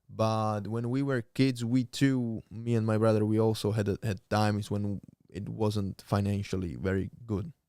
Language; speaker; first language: English; non-native, fluent; Slovak